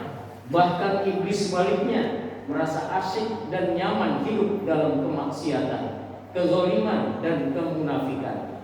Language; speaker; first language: Indonesian; native; Indonesian